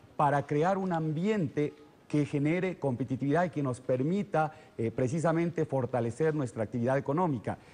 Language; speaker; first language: Spanish; native; Spanish